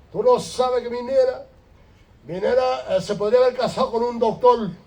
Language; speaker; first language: Spanish; early bilingual, heritage; Spanish